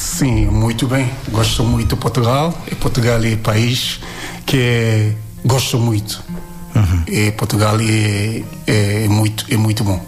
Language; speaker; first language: Portuguese; non-native, learner; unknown